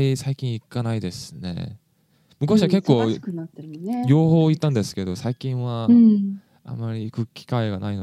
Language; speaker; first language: Japanese; non-native, fluent; English